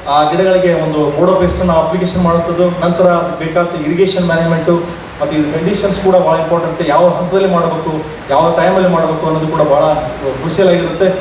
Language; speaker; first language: Kannada; native; Kannada